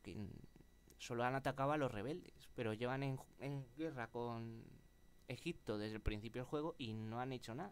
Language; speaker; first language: Spanish; native; Spanish